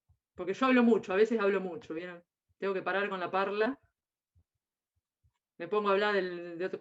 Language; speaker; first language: Spanish; native; Spanish